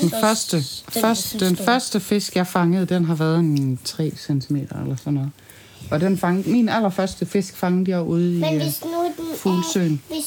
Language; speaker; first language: Danish; native; Danish